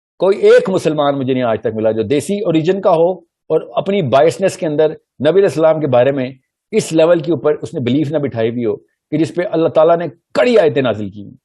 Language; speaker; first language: Urdu; early bilingual, heritage; Urdu